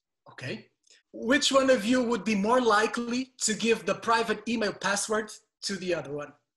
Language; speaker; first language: English; non-native, fluent; Portuguese